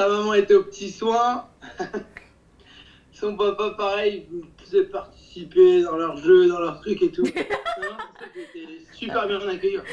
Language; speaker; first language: French; native; French